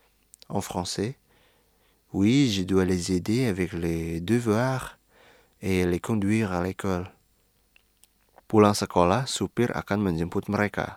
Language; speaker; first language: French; non-native, fluent; Indonesian